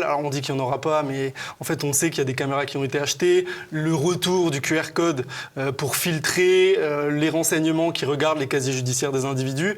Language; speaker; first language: French; native; French